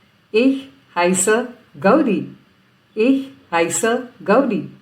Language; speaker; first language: German; non-native, fluent; Marathi